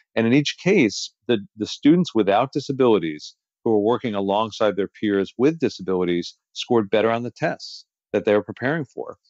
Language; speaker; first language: English; native; English